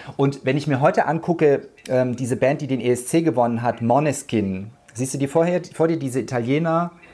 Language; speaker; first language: German; native; German